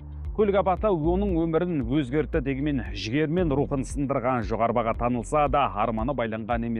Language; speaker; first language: Kazakh; native; Kazakh